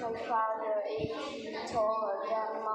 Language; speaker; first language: English; non-native, learner; Vietnamese